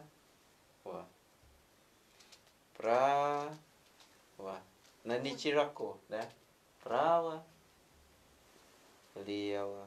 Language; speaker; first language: Russian; non-native, learner; Thai